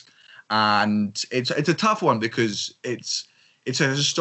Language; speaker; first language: English; native; English